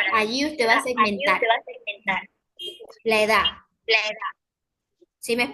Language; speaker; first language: Spanish; native; Spanish